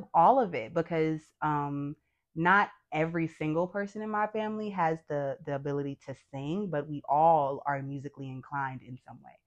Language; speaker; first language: English; native; English